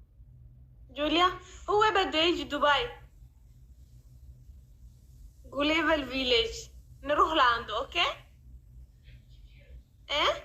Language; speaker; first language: Arabic; non-native, learner; Amharic